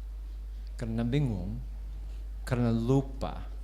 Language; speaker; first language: Indonesian; non-native, fluent; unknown